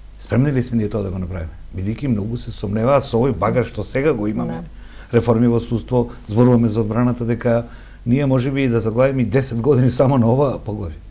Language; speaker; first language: Macedonian; native; Macedonian